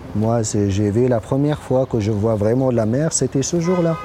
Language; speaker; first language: French; non-native, local second language; Arabic